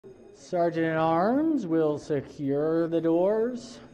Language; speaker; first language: English; native; English